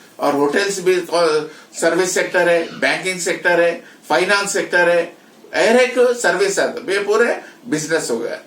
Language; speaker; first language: Hindi; non-native, local second language; Telugu